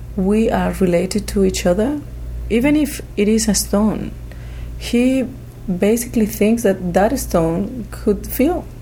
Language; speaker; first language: English; non-native, fluent; Spanish